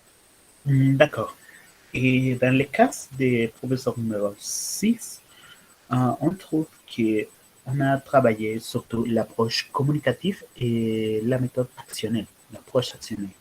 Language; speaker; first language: French; non-native, learner; Spanish